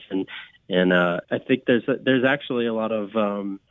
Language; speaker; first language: English; native; English